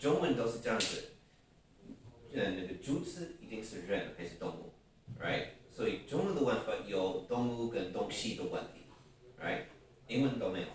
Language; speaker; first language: Chinese; non-native, fluent; English